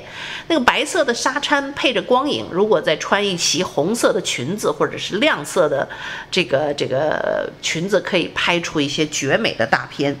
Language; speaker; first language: Chinese; native; Chinese